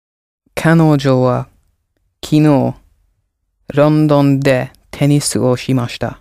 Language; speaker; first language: Japanese; non-native, learner; English